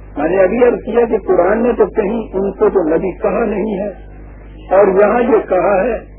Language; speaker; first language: Urdu; non-native, local second language; Punjabi